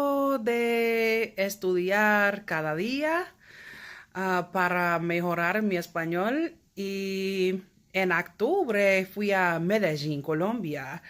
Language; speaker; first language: Spanish; non-native, learner; English